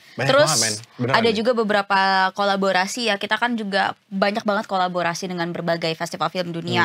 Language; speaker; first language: Indonesian; native; Indonesian